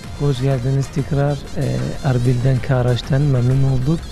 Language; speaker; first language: Turkish; non-native, learner; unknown